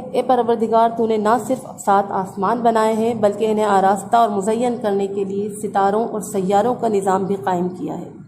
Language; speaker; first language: Urdu; native; Urdu